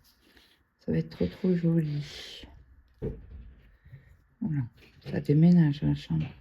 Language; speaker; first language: French; native; French